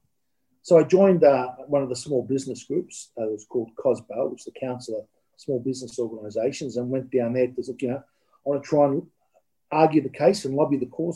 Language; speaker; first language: English; native; English